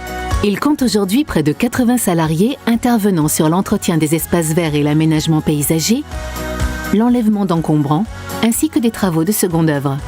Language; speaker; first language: French; native; French